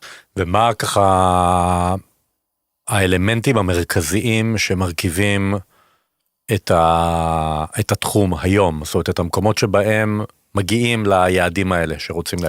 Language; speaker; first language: Hebrew; native; Hebrew